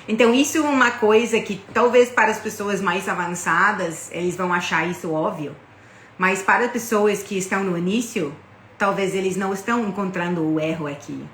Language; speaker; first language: Portuguese; non-native, fluent; English